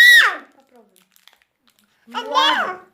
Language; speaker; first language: Russian; non-native, local second language; Kazakh